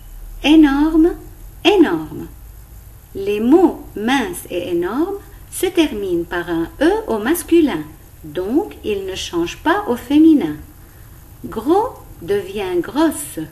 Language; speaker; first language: French; non-native, local second language; Arabic